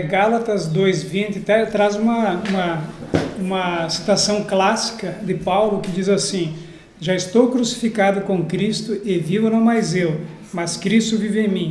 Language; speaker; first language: Portuguese; native; Portuguese